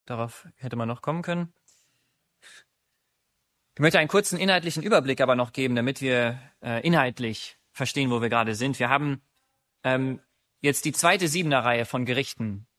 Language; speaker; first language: German; native; German